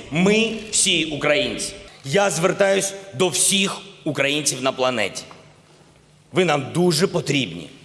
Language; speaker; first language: Ukrainian; non-native, local second language; Russian